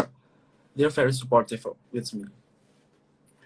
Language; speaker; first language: English; non-native, learner; Indonesian